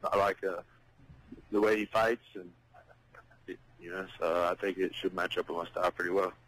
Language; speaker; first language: English; native; English